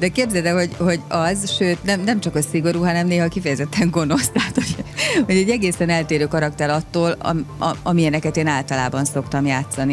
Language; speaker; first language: Hungarian; native; Hungarian